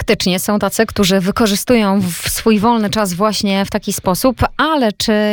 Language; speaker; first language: Polish; native; Polish